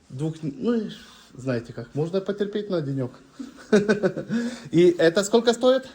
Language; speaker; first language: Russian; non-native, learner; Lithuanian